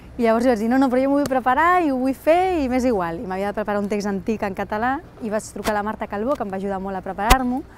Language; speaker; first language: Catalan; non-native, local second language; Spanish